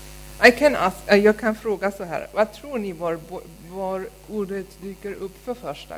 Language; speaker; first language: Swedish; non-native, fluent; German